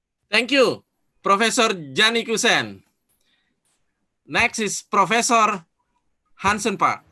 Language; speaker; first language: English; non-native, fluent; Indonesian